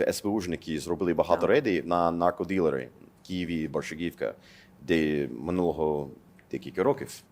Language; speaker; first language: Ukrainian; non-native, fluent; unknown